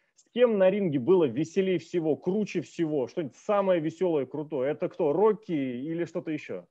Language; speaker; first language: Russian; native; Russian